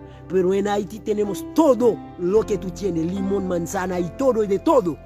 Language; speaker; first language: Spanish; non-native, learner; Haitian Creole